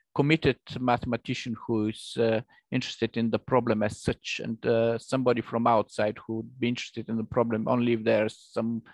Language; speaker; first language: English; non-native, fluent; Bulgarian